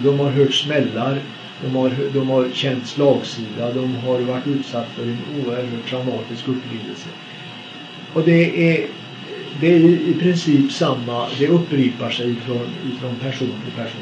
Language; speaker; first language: Swedish; native; Swedish